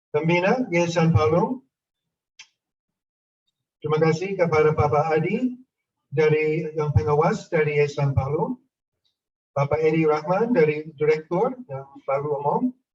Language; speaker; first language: Indonesian; non-native, fluent; English